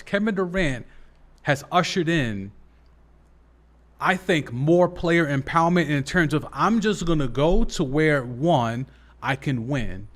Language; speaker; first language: English; native; English